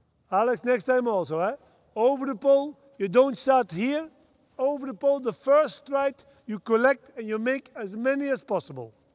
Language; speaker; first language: English; non-native, fluent; Dutch